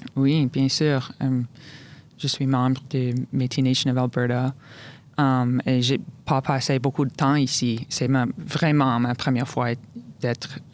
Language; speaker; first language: French; non-native, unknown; English